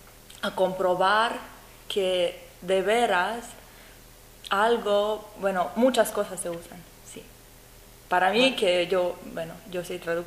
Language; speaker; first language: Spanish; non-native, fluent; English